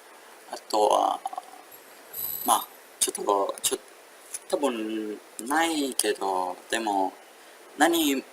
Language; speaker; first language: Japanese; non-native, learner; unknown